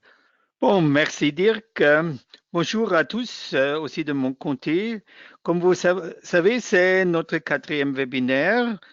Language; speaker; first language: French; non-native, fluent; German